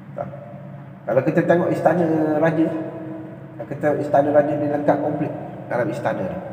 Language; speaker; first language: Malay; native; Malay